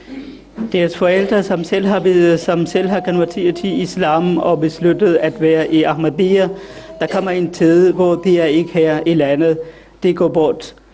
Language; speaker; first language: Danish; non-native, fluent; Urdu